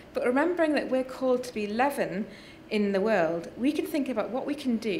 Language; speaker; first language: English; native; English